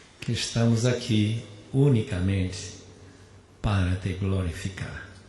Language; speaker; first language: Portuguese; non-native, fluent; English